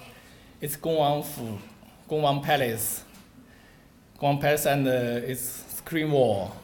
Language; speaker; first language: English; non-native, learner; Chinese